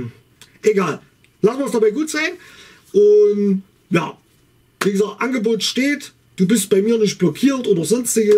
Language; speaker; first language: German; native; German